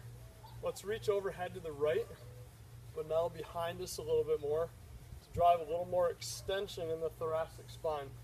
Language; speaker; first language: English; native; English